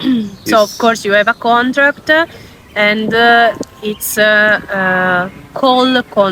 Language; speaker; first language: English; non-native, fluent; Italian